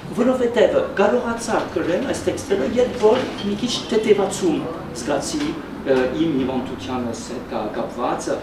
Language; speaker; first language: Armenian; early bilingual, heritage; Armenian